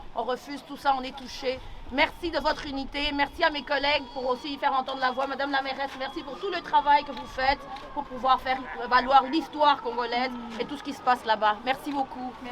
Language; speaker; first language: French; non-native, local second language; Swahili